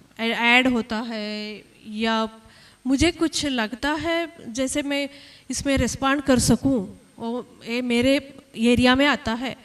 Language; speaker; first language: Hindi; non-native, local second language; Kannada